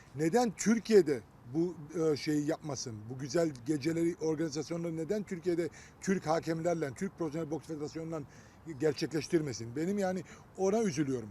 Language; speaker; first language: Turkish; early bilingual, heritage; Turkish